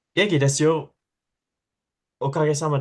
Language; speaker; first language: Japanese; non-native, learner; English